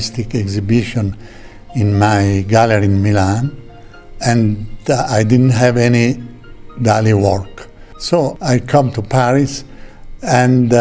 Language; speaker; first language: English; non-native, learner; Italian